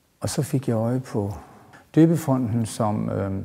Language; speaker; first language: Danish; native; Danish